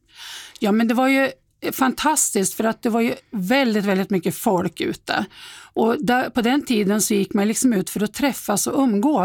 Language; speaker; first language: Swedish; native; Swedish